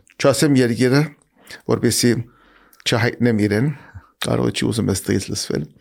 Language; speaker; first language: Armenian; early bilingual, heritage; Armenian